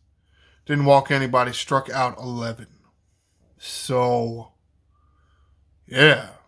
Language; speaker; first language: English; native; English